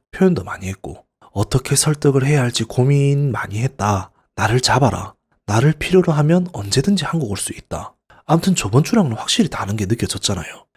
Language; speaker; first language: Korean; native; Korean